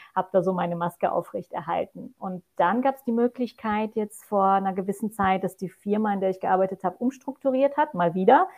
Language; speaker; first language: German; non-native, fluent; Polish